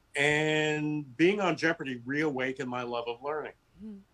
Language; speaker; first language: English; native; English